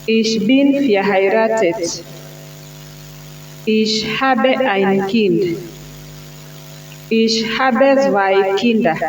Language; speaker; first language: German; non-native, learner; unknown